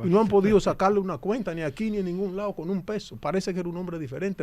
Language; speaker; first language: Spanish; native; Spanish